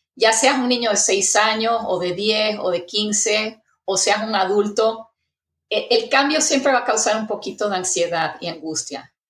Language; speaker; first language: Spanish; early bilingual, heritage; Spanish